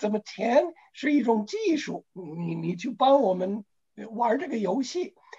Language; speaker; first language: Chinese; non-native, fluent; English